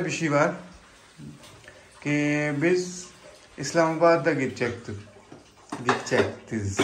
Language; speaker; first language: Turkish; non-native, learner; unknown